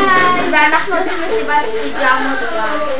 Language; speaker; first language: Hebrew; native; Hebrew